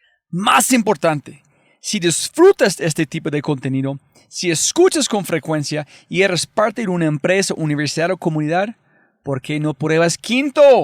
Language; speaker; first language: Spanish; non-native, fluent; English